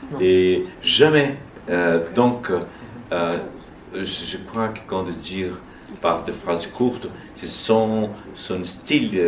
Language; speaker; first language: French; non-native, fluent; Portuguese